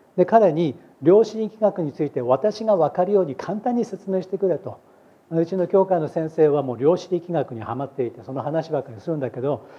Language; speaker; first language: Japanese; native; Japanese